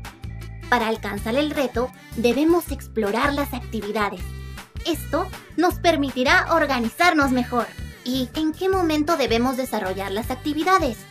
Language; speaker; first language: Spanish; native; Spanish